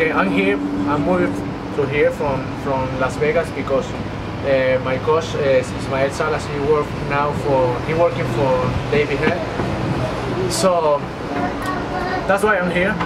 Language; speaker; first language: English; non-native, learner; Spanish